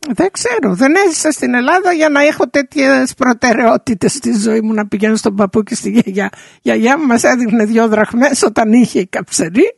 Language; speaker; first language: Greek; early bilingual, heritage; Greek